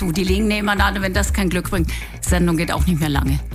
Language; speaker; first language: German; native; German